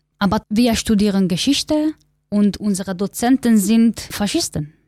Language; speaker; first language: German; non-native, learner; Kurdish